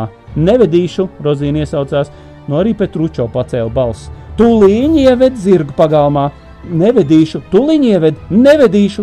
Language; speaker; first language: Latvian; native; Latvian